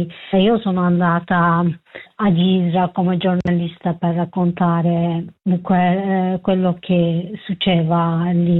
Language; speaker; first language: Italian; non-native, learner; Kurdish